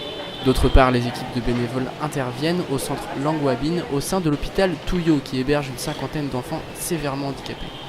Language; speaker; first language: French; native; French